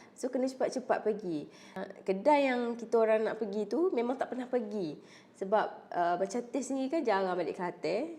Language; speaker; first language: Malay; native; Malay